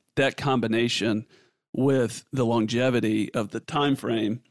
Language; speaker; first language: English; native; English